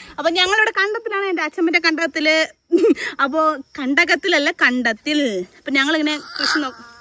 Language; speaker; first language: Malayalam; non-native, fluent; Nepali